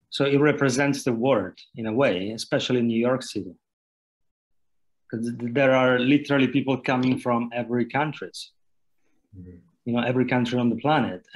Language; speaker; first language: English; non-native, fluent; Italian